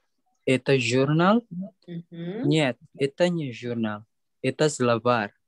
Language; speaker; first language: Russian; non-native, learner; Indonesian